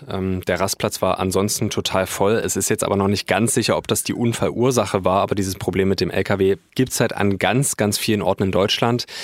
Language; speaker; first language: German; native; German